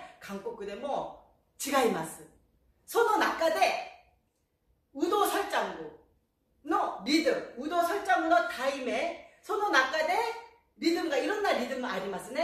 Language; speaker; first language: Japanese; non-native, fluent; Korean